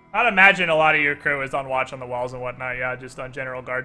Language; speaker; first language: English; native; English